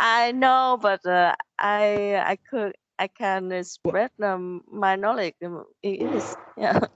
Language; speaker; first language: English; non-native, learner; Vietnamese